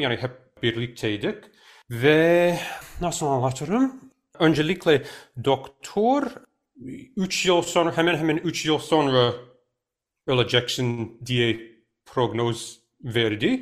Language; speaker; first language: Turkish; non-native, fluent; English